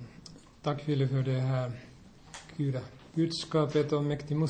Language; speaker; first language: Swedish; non-native, local second language; Finnish